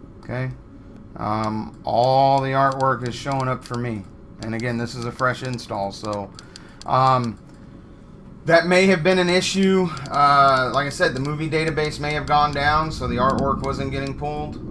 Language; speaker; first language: English; native; English